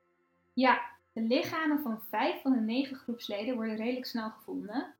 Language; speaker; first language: Dutch; native; Dutch